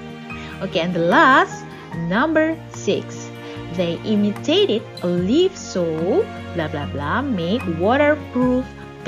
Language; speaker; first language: English; non-native, fluent; Indonesian